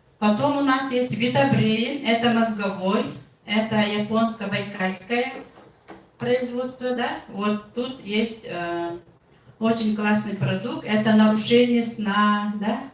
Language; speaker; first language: Russian; non-native, local second language; Yakut